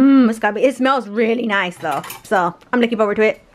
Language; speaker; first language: English; native; English